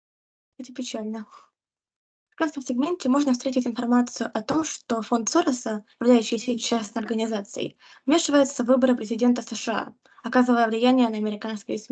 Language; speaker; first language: Russian; native; Russian